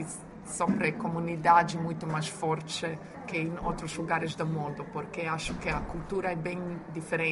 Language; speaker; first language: Portuguese; non-native, fluent; Croatian